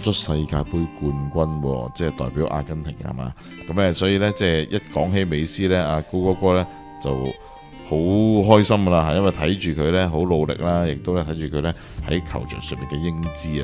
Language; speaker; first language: Cantonese; native; Cantonese